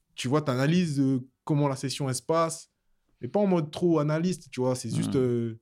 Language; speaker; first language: French; native; French